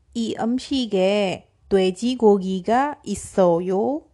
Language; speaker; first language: Korean; non-native, learner; Indonesian